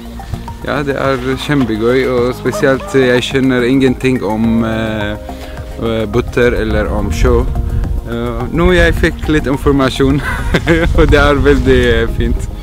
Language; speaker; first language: Norwegian; non-native, learner; Arabic